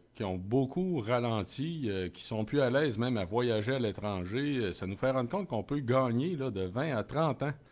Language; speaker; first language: French; native; French